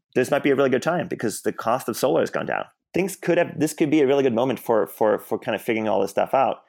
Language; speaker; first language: English; non-native, fluent; Swedish